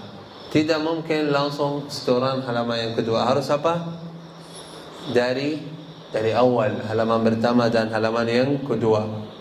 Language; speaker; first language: Indonesian; non-native, learner; Arabic